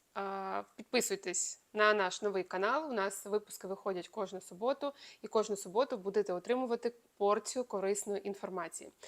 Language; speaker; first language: Ukrainian; non-native, local second language; Russian